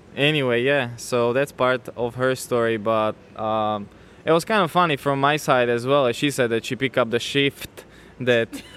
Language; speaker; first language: English; non-native, fluent; Slovak